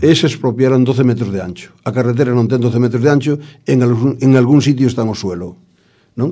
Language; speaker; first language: Spanish; non-native, local second language; Galician